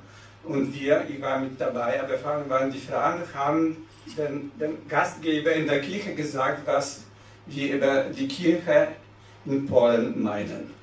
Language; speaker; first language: German; non-native, fluent; Polish